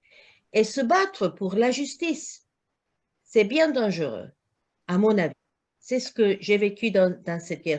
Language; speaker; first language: French; non-native, learner; Croatian